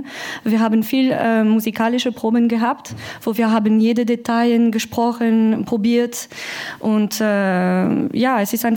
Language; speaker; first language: German; non-native, learner; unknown